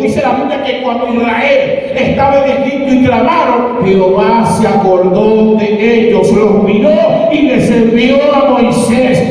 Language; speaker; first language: Spanish; native; Spanish